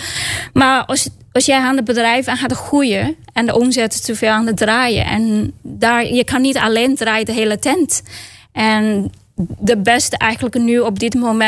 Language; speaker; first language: Dutch; non-native, learner; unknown